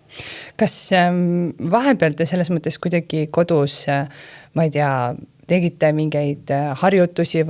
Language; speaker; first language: Estonian; native; Estonian